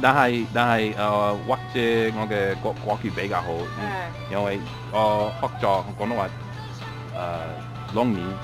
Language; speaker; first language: Chinese; non-native, fluent; English